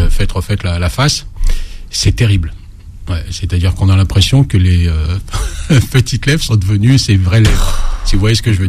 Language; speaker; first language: French; native; French